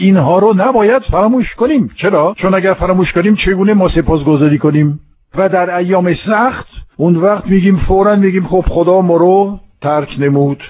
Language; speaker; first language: Persian; non-native, fluent; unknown